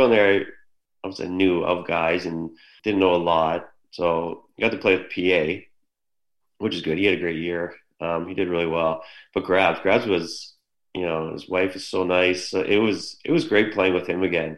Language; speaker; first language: English; native; English